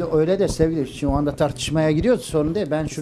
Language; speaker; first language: Turkish; native; Turkish